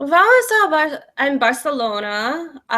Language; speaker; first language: Spanish; non-native, learner; English